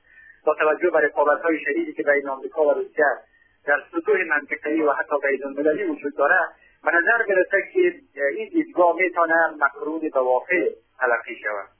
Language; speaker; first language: Persian; native; Persian